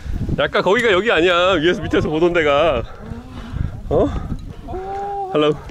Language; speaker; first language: Korean; native; Korean